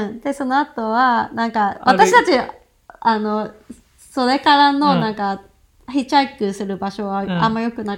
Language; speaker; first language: Japanese; non-native, fluent; Cantonese